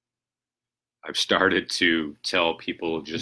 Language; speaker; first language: English; native; English